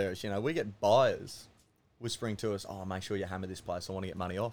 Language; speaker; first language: English; native; English